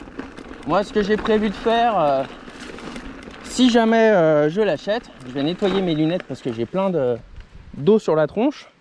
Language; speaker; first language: French; native; French